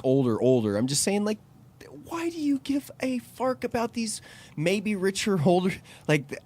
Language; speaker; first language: English; native; English